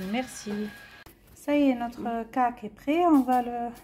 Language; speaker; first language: French; non-native, local second language; Arabic